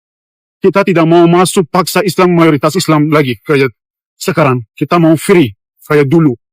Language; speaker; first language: Indonesian; non-native, fluent; Persian